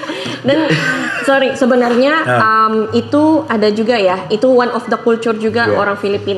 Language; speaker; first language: Indonesian; non-native, learner; Filipino